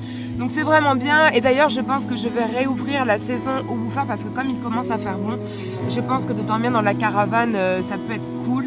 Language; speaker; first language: French; native; French